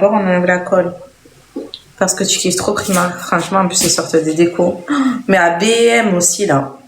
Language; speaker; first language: French; native; French